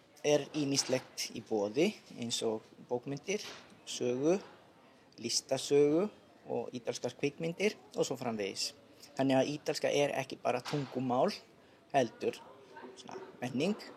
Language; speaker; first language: Icelandic; non-native, fluent; Italian